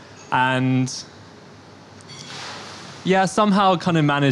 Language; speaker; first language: English; native; English